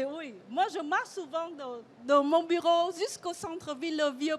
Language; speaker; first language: French; non-native, fluent; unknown